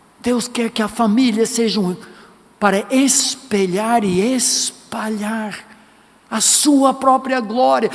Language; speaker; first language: Portuguese; non-native, fluent; English